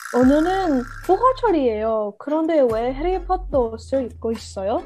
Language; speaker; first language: Korean; non-native, learner; English